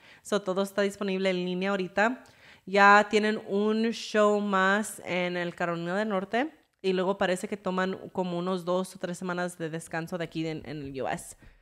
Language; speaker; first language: Spanish; early bilingual, heritage; Spanish